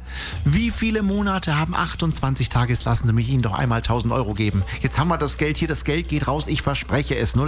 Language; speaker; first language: German; native; German